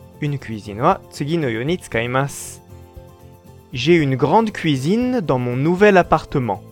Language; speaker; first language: French; non-native, fluent; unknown